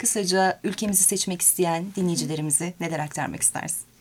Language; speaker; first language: Turkish; native; Turkish